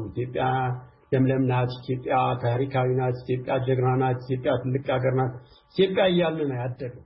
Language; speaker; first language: Amharic; non-native, local second language; Tigrinya